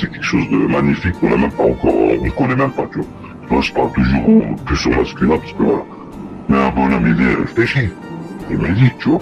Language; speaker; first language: French; native; French